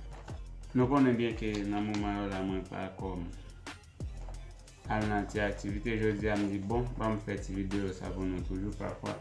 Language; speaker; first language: French; non-native, local second language; Haitian Creole